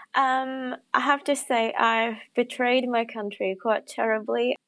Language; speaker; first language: English; non-native, fluent; Indonesian